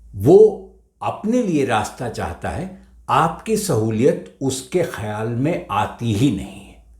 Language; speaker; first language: Hindi; native; Hindi